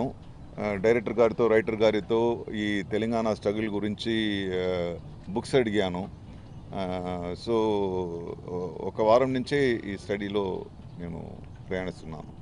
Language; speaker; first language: Telugu; non-native, fluent; Tamil